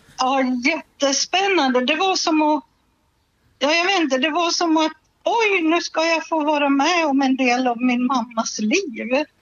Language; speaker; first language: Swedish; native; Swedish